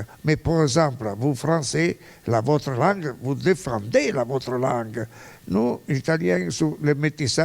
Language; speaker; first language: French; non-native, fluent; Italian